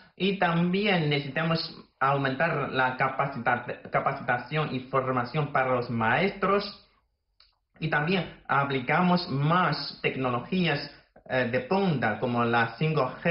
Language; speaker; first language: Spanish; non-native, fluent; Chinese